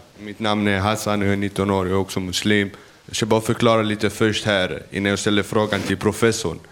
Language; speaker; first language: Swedish; non-native, fluent; Arabic